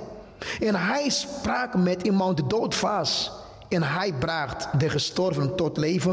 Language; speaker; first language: Dutch; non-native, fluent; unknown